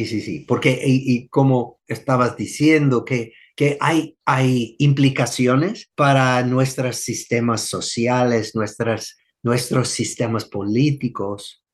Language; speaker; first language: Spanish; non-native, fluent; English